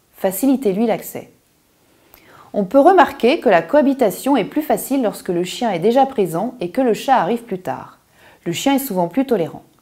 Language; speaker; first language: French; native; French